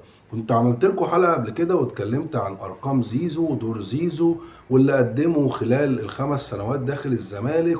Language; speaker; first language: Arabic; native; Arabic